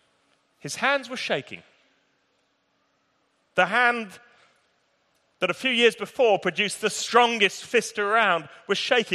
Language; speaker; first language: English; native; English